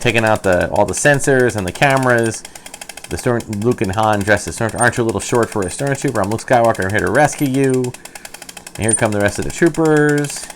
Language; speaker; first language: English; native; English